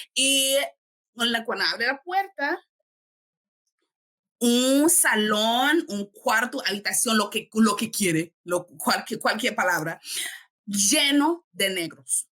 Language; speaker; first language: Spanish; non-native, fluent; English